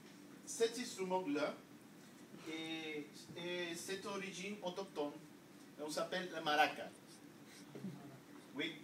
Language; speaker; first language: French; non-native, learner; Spanish